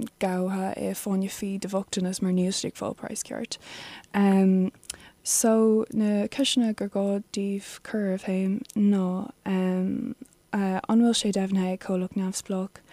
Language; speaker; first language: Irish; non-native, local second language; English